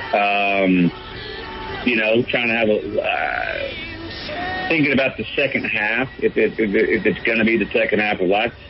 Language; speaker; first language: English; native; English